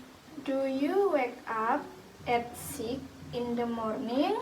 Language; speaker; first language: English; non-native, learner; Indonesian